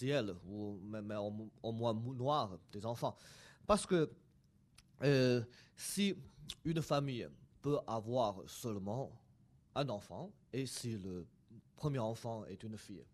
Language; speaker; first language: French; non-native, fluent; Chinese